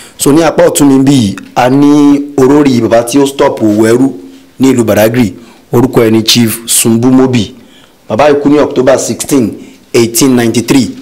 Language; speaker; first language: Yoruba; non-native, local second language; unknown